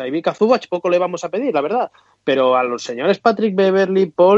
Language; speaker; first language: Spanish; native; Spanish